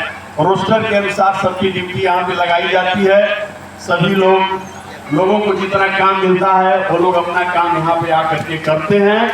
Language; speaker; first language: Hindi; native; Hindi